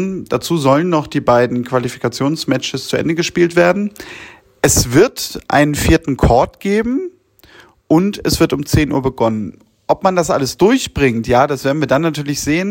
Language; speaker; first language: German; native; German